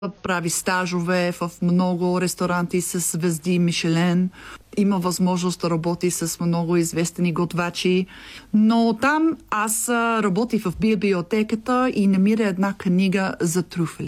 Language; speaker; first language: Bulgarian; non-native, learner; English